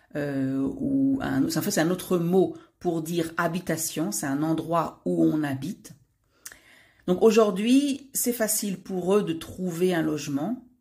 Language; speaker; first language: French; native; French